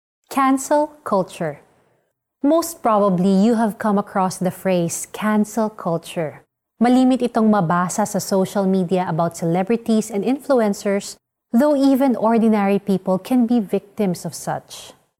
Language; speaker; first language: English; non-native, local second language; Filipino